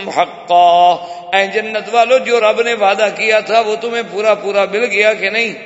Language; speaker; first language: Urdu; native; Urdu